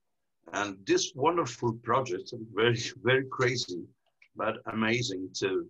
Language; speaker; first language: English; non-native, learner; Italian